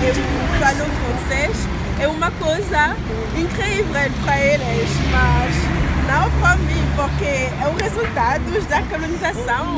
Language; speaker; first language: Portuguese; non-native, learner; French